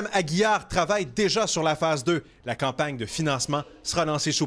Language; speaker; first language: French; native; French